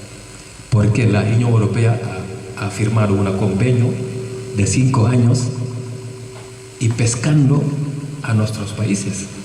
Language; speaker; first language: Spanish; non-native, fluent; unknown